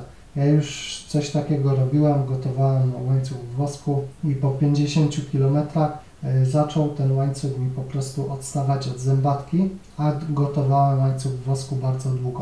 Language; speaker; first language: Polish; native; Polish